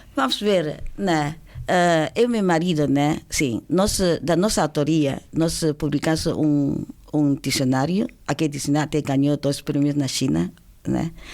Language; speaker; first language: Portuguese; non-native, fluent; Chinese